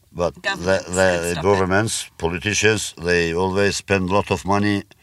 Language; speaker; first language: English; non-native, learner; Albanian